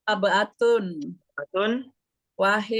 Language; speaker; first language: Arabic; non-native, learner; Indonesian